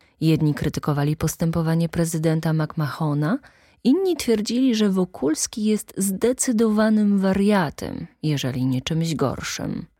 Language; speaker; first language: Polish; native; Polish